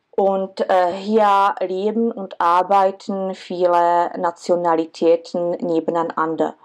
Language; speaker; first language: German; non-native, fluent; Czech